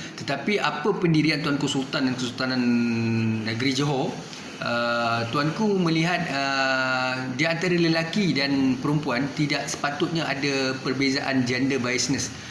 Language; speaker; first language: Malay; non-native, local second language; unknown